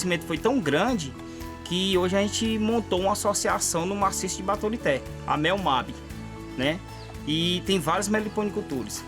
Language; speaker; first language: Portuguese; native; Portuguese